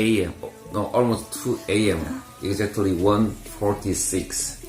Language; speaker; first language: English; non-native, fluent; Korean